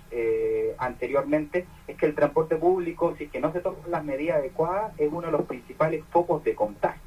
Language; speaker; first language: Spanish; native; Spanish